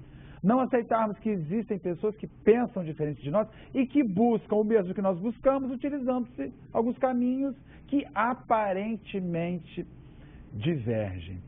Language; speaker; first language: Portuguese; native; Portuguese